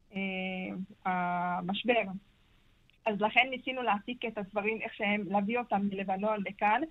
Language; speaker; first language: Hebrew; early bilingual, heritage; Arabic